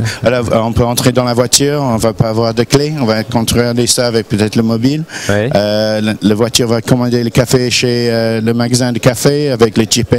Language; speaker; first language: French; non-native, learner; English